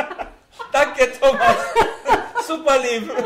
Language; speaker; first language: German; non-native, fluent; Hungarian